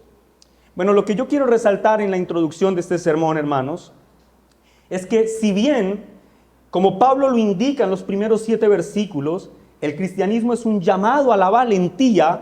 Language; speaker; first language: Spanish; native; Spanish